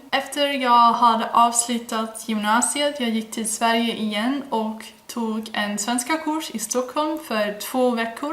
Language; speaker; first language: Swedish; non-native, learner; Dutch